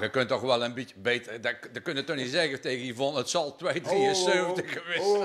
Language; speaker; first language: Dutch; native; Dutch